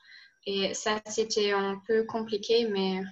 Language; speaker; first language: French; non-native, learner; German